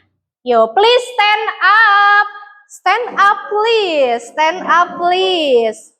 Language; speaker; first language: English; non-native, learner; Indonesian